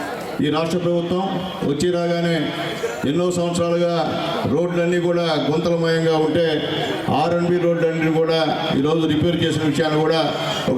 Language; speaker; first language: Telugu; native; Telugu